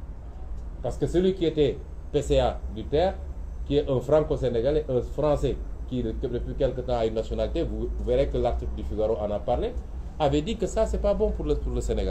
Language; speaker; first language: French; non-native, local second language; Wolof